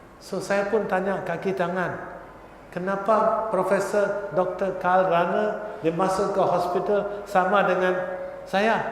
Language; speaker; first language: Malay; non-native, local second language; Tamil